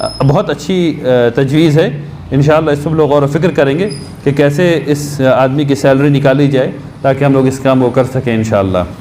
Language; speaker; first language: Urdu; native; Urdu